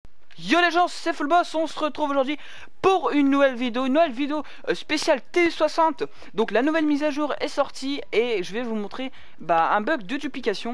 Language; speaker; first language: French; native; French